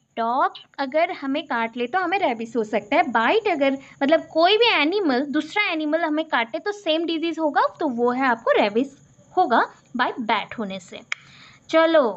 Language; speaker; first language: Hindi; non-native, local second language; Odia